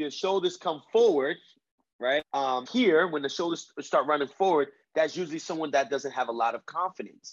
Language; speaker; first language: English; early bilingual, other home language; Spanish